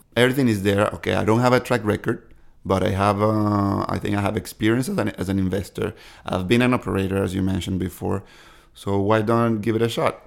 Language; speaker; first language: English; non-native, fluent; Spanish